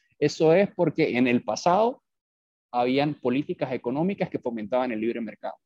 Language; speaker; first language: Spanish; native; Spanish